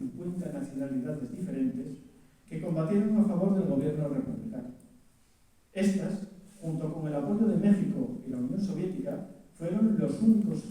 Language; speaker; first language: Spanish; native; Spanish